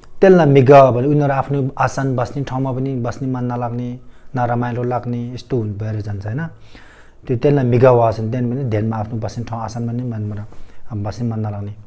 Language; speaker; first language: Nepali; non-native, local second language; Tibetan